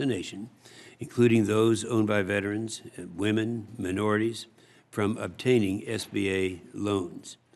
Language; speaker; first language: English; native; English